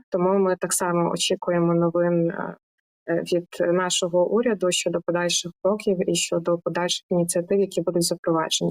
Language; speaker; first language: Ukrainian; native; Ukrainian